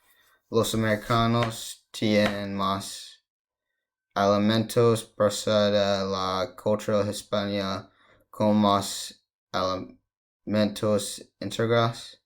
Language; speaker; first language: Spanish; non-native, learner; English